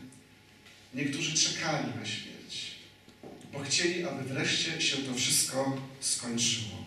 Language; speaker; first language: Polish; native; Polish